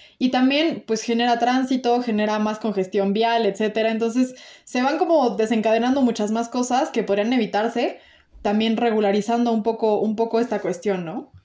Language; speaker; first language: Spanish; native; Spanish